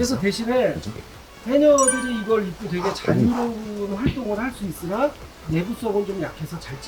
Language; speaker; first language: Korean; native; Korean